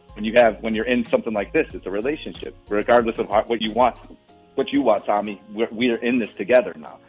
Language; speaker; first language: English; native; English